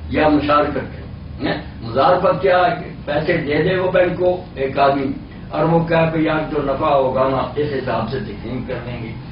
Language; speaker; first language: Urdu; non-native, local second language; Punjabi